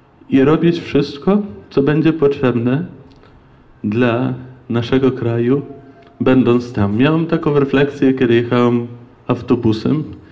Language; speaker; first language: Polish; non-native, fluent; Ukrainian